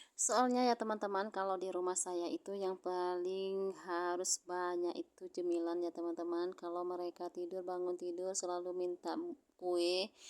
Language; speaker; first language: Indonesian; non-native, local second language; Achinese